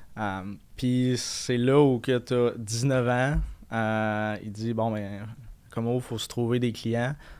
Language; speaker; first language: French; native; French